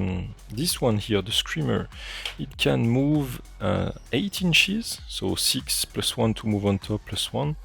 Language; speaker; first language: English; non-native, fluent; French